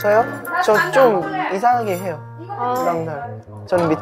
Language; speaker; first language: Korean; non-native, fluent; Thai